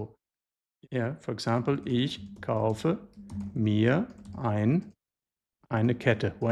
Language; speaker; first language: German; non-native, fluent; English